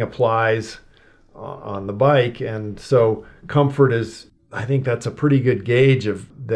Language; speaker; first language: English; native; English